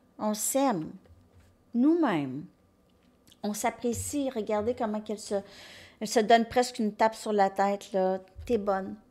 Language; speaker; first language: French; native; French